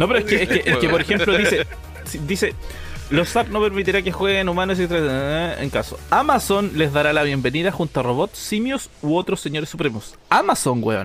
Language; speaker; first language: Spanish; native; Spanish